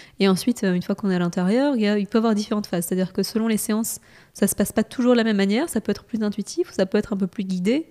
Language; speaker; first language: French; non-native, fluent; Russian